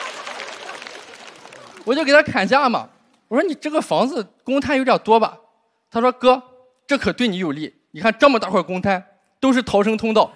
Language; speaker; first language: Chinese; native; Chinese